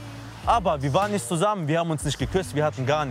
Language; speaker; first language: German; native; German